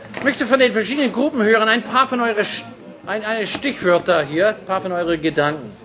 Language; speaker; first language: German; non-native, fluent; English